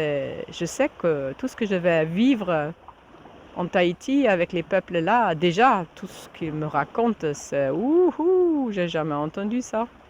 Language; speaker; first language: French; non-native, fluent; German